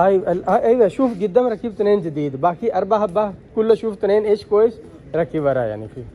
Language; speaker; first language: Arabic; non-native, learner; Urdu